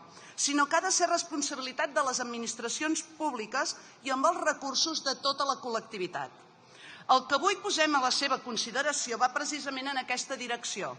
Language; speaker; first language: Catalan; native; Catalan